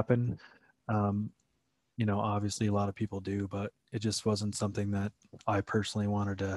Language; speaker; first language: English; native; English